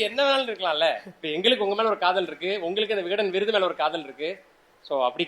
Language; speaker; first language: Tamil; native; Tamil